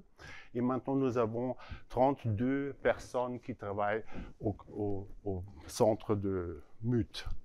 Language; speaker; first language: French; non-native, learner; German